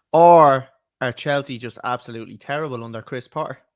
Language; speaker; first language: English; native; English